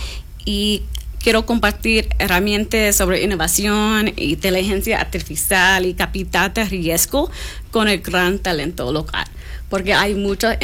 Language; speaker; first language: Spanish; non-native, learner; English